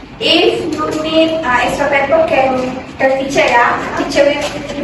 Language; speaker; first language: English; non-native, local second language; Malay